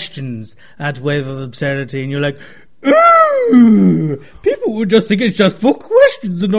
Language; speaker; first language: English; native; English